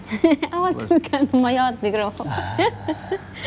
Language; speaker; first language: Persian; native; Persian